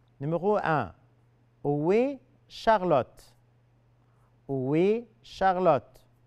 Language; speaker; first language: French; non-native, fluent; Arabic